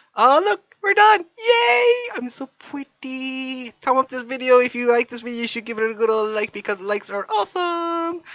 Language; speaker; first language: English; native; English